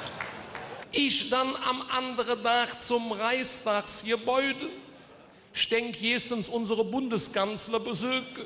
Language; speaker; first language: German; native; German